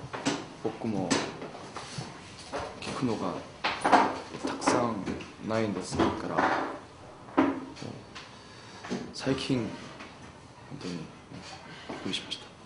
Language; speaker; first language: Japanese; non-native, learner; Korean